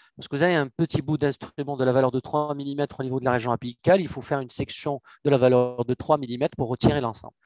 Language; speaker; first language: French; non-native, local second language; Arabic